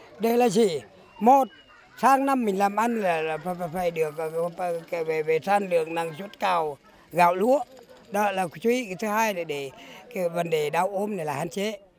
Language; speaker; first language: Vietnamese; non-native, local second language; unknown